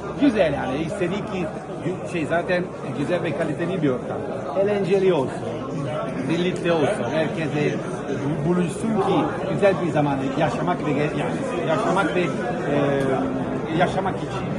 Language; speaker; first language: Turkish; non-native, fluent; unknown